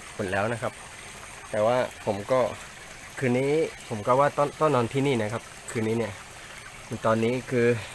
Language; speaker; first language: Thai; non-native, local second language; Pattani Malay